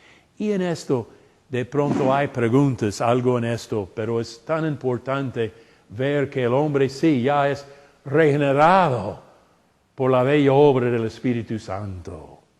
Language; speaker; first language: Spanish; non-native, fluent; English